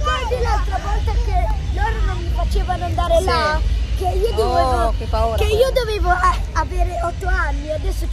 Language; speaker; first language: Italian; early bilingual, other home language; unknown